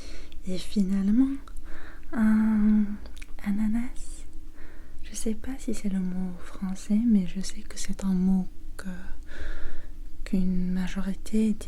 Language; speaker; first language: French; non-native, learner; English